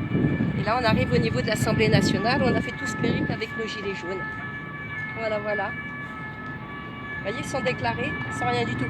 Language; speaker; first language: French; native; French